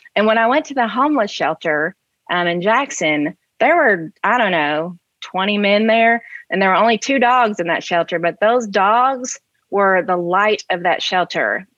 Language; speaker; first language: English; native; English